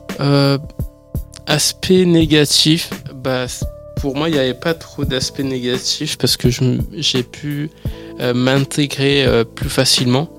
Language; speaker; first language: French; early bilingual, other home language; Persian